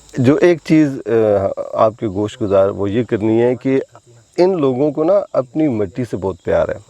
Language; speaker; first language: Urdu; non-native, local second language; Pahari-Potwari